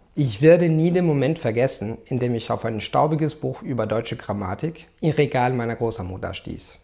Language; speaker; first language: German; non-native, fluent; Italian